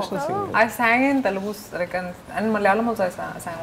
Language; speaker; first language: Telugu; non-native, fluent; Hindi